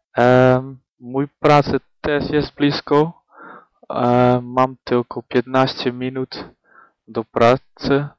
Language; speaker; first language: Polish; non-native, learner; Dutch